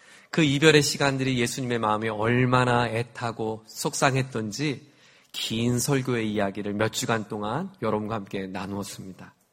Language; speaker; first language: Korean; native; Korean